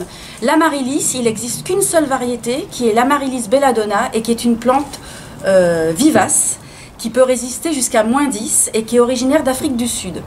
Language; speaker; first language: French; native; French